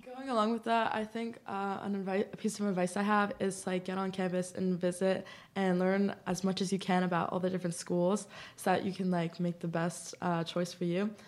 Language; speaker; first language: English; native; English